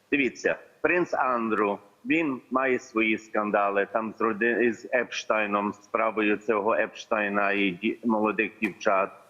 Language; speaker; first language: Ukrainian; early bilingual, heritage; Ukrainian